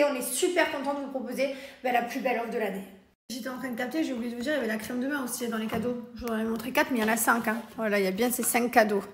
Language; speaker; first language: French; native; French